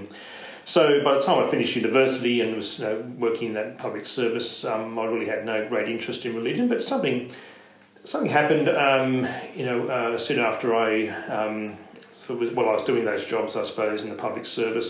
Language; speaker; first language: English; native; English